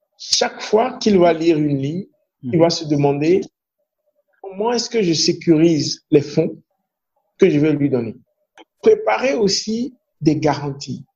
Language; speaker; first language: French; non-native, local second language; Fon